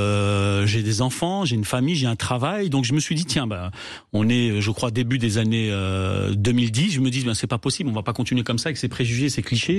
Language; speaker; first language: French; native; French